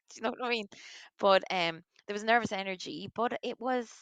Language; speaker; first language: English; native; English